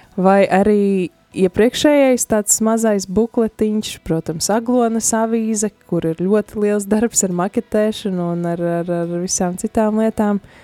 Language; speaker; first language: Latvian; native; Latvian